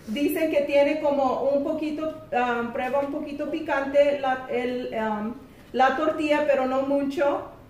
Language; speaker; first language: Spanish; early bilingual, heritage; Spanish